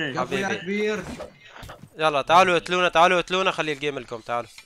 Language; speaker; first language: Arabic; native; Arabic